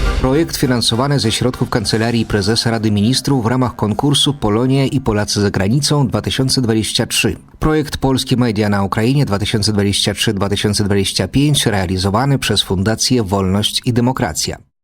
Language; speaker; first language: Polish; non-native, fluent; Ukrainian